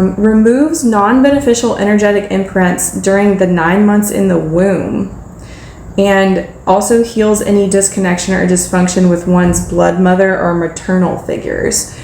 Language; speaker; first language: English; native; English